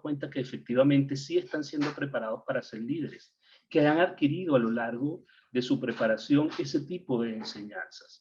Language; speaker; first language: Spanish; native; Spanish